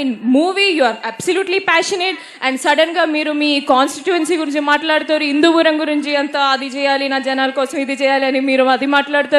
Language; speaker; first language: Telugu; non-native, learner; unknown